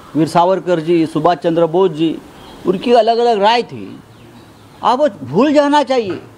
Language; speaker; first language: Hindi; non-native, local second language; Marathi